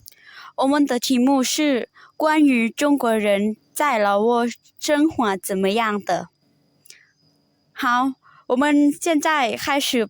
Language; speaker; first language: Chinese; non-native, learner; Lao